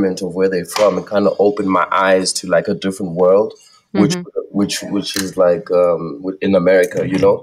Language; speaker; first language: English; non-native, local second language; Xhosa